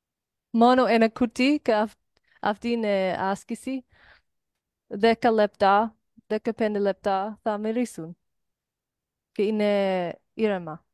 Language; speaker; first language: Greek; non-native, learner; English